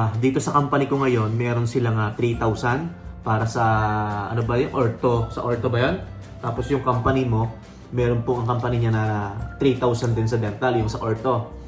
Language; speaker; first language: Filipino; native; Filipino